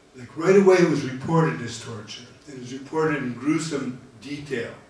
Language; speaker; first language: English; native; English